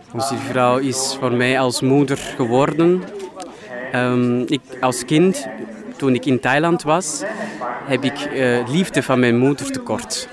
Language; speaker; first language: Dutch; non-native, fluent; Thai